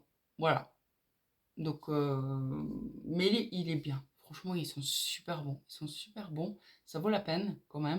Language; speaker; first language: French; native; French